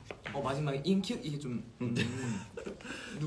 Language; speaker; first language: Korean; native; Korean